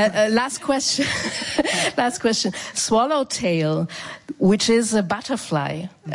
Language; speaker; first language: English; non-native, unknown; German